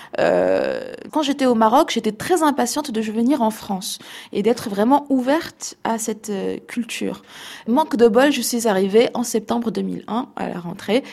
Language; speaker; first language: French; non-native, local second language; Arabic